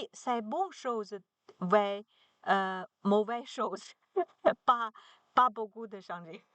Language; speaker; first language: French; non-native, learner; Chinese